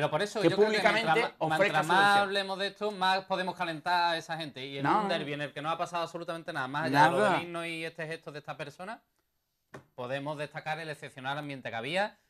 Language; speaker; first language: Spanish; native; Spanish